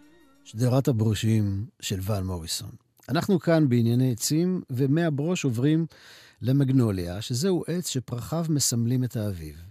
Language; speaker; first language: Hebrew; native; Hebrew